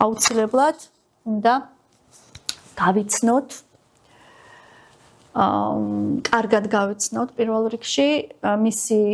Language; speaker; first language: Georgian; native; Georgian